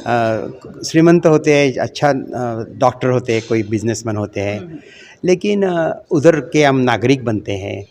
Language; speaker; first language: Hindi; non-native, local second language; Marathi